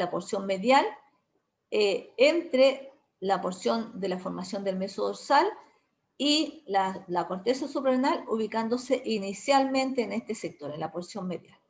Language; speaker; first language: Spanish; native; Spanish